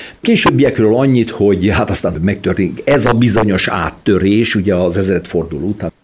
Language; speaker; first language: Hungarian; native; Hungarian